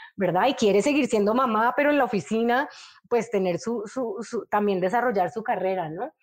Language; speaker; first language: Spanish; native; Spanish